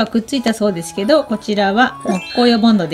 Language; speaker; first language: Japanese; native; Japanese